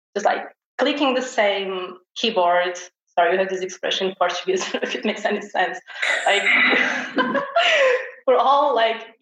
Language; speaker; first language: English; non-native, fluent; Portuguese